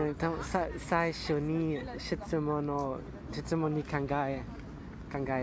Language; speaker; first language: Japanese; non-native, learner; German